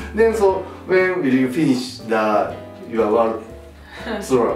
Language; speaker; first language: English; non-native, learner; Japanese